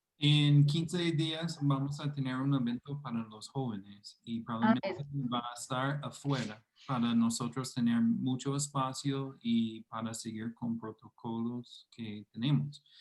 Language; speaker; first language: Spanish; non-native, fluent; English